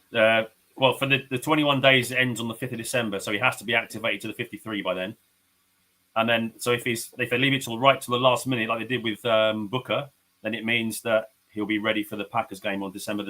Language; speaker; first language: English; native; English